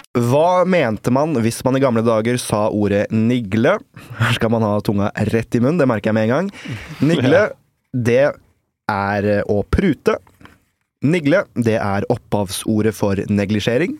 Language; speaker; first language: Norwegian; native; Norwegian